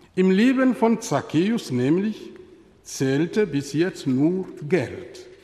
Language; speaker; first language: German; non-native, fluent; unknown